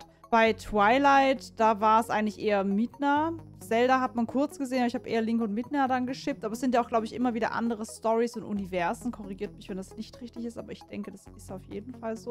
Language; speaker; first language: German; native; German